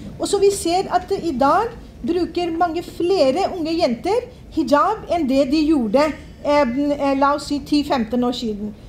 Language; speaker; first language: Norwegian; non-native, fluent; Urdu